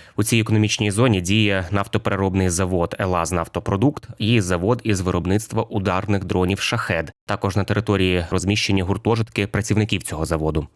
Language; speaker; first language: Ukrainian; native; Ukrainian